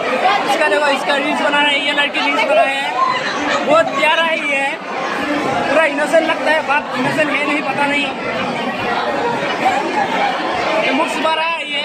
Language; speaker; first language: Hindi; non-native, local second language; Assamese